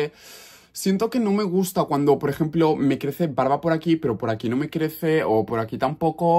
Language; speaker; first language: Spanish; native; Spanish